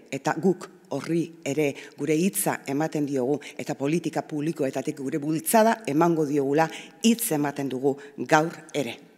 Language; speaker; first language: Basque; native; Basque